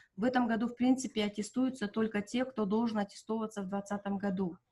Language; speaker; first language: Russian; non-native, local second language; Kazakh